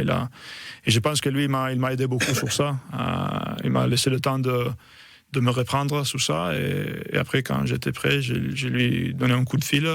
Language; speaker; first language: French; non-native, fluent; Italian